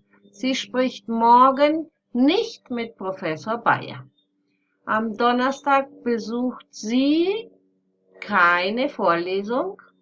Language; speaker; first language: German; non-native, fluent; Spanish